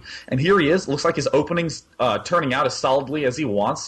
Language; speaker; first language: English; native; English